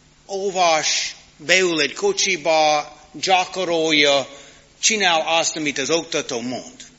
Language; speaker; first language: Hungarian; non-native, learner; English